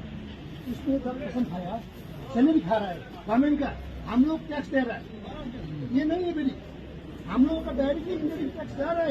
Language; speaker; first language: Hindi; non-native, local second language; Nepali